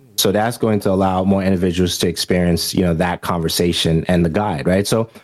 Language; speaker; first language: English; early bilingual, other home language; Haitian Creole